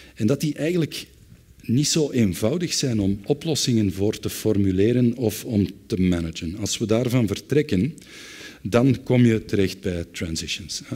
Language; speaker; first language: Dutch; native; Dutch